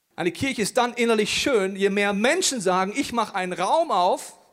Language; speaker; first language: German; native; German